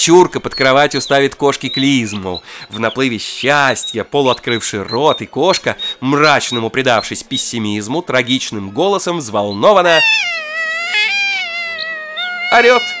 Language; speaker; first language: Russian; native; Russian